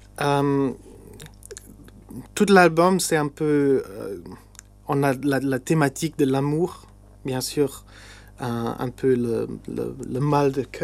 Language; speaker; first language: French; non-native, local second language; Luxembourgish